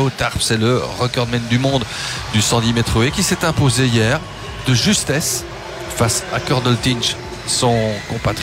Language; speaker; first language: French; native; French